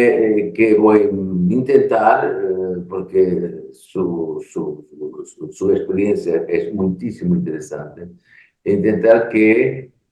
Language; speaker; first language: Spanish; non-native, learner; Portuguese